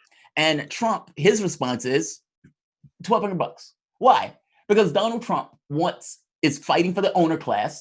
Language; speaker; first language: English; native; English